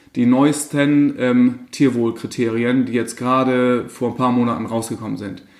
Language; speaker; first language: German; native; German